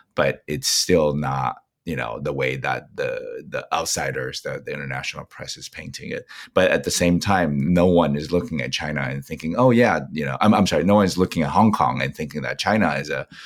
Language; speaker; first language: English; non-native, fluent; Chinese